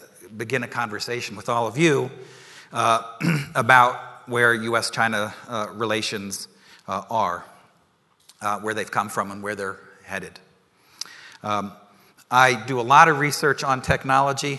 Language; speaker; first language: English; native; English